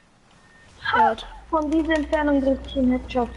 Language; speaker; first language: German; native; German